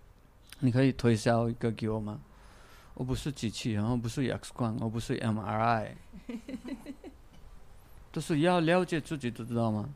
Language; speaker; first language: Chinese; non-native, fluent; Nepali